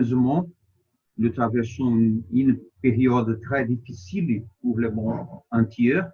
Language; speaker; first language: French; non-native, fluent; Portuguese